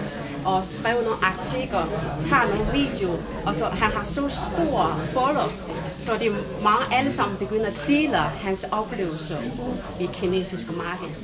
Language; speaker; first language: Danish; non-native, fluent; Chinese